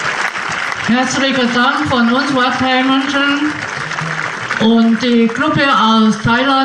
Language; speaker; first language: German; non-native, learner; Thai